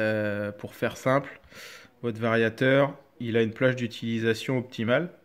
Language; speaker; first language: French; native; French